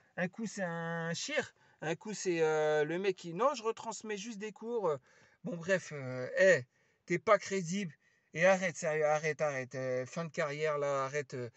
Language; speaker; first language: French; early bilingual, other home language; Lingala